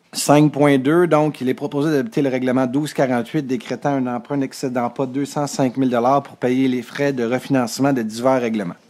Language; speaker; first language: French; native; French